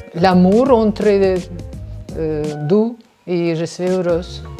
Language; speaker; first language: French; non-native, learner; Russian